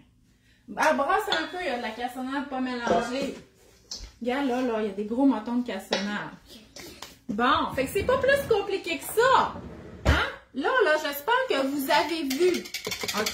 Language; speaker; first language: French; native; French